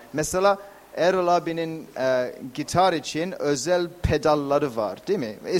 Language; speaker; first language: Turkish; non-native, fluent; English